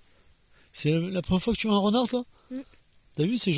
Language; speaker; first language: French; native; French